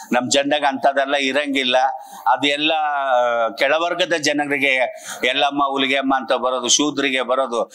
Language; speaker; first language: Kannada; native; Kannada